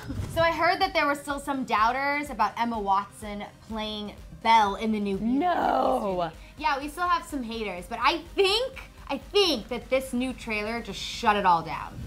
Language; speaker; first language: English; native; English